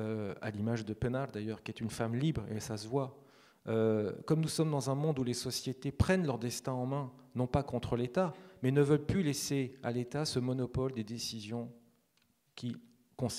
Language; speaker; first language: French; native; French